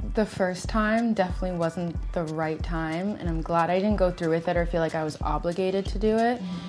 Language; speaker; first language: English; native; English